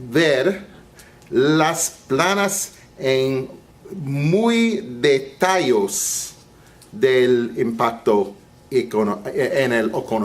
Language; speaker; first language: Spanish; non-native, learner; English